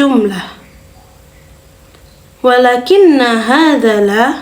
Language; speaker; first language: Arabic; non-native, fluent; Indonesian